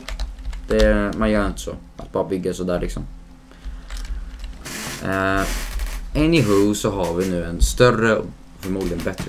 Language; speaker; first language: Swedish; native; Swedish